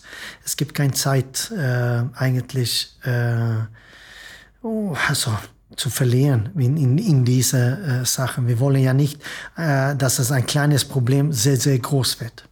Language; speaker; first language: German; non-native, fluent; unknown